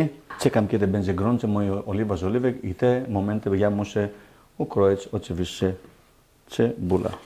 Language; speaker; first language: Polish; non-native, learner; Greek